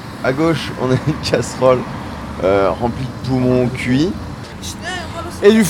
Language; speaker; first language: French; native; French